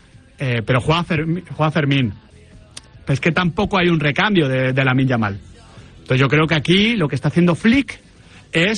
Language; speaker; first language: Spanish; native; Spanish